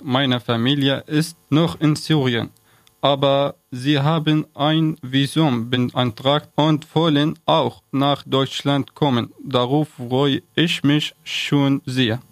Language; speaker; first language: German; non-native, learner; Arabic